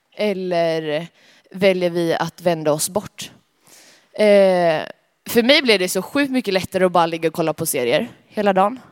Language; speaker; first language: Swedish; native; Swedish